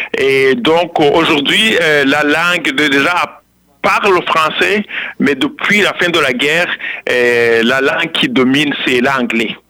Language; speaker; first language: French; non-native, local second language; Kinyarwanda